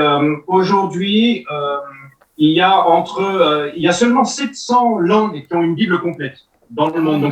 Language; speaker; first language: French; native; French